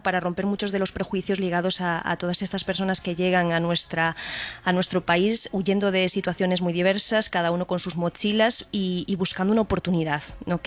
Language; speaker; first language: Spanish; native; Spanish